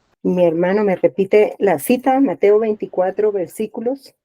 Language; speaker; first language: Spanish; native; Spanish